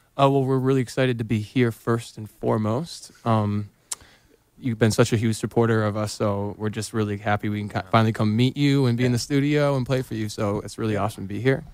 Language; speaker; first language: English; native; English